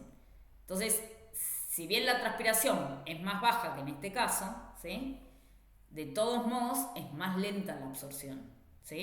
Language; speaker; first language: Spanish; native; Spanish